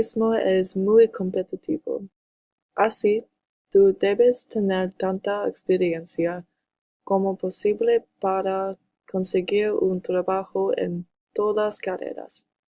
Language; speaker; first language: Spanish; non-native, learner; English